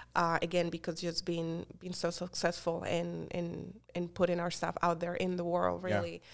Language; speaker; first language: English; non-native, fluent; Spanish